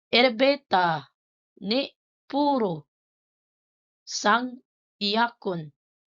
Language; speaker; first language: Japanese; non-native, fluent; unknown